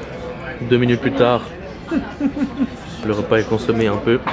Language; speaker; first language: French; native; French